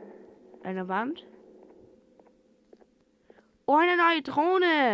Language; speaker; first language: German; non-native, learner; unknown